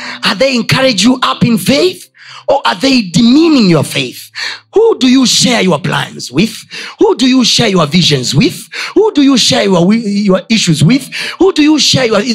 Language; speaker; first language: English; non-native, local second language; Swahili